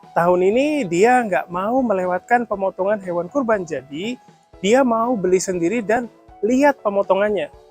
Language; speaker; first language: Indonesian; native; Indonesian